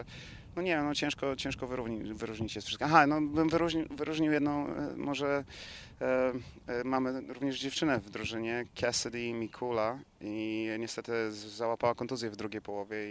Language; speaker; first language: Polish; native; Polish